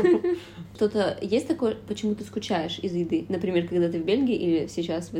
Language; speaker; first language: Russian; native; Russian